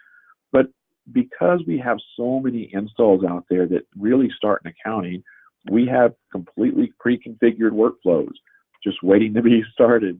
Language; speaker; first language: English; native; English